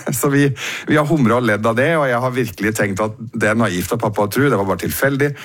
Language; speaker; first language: Norwegian; early bilingual, other home language; Arabic